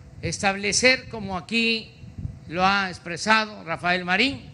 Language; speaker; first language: Spanish; native; Spanish